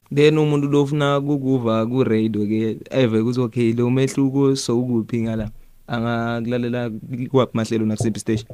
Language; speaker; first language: Zulu; non-native, local second language; Swati